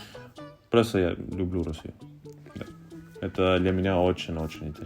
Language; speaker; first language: Russian; non-native, learner; Spanish